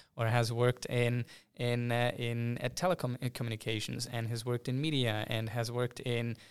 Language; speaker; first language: English; non-native, fluent; German